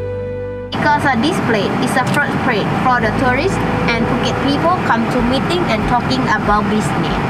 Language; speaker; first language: English; non-native, learner; Thai